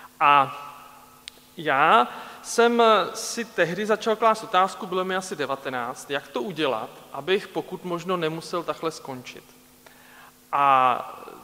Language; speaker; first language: Czech; native; Czech